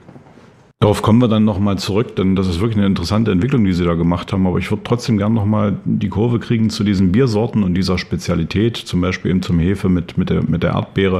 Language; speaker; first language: German; native; German